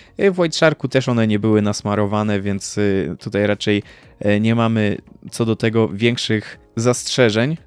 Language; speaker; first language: Polish; native; Polish